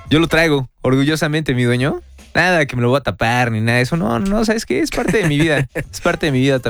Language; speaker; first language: Spanish; native; Spanish